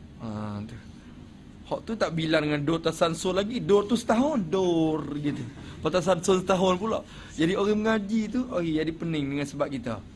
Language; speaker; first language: Malay; native; Malay